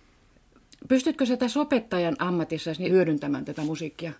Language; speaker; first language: Finnish; native; Finnish